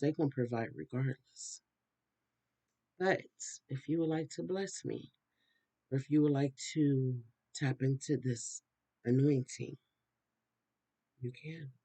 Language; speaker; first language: English; native; English